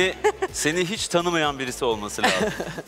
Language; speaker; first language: Turkish; native; Turkish